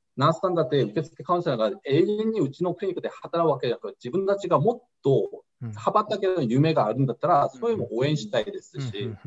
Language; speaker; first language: Japanese; early bilingual, other home language; Korean